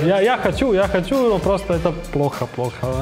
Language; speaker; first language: Russian; non-native, learner; Serbian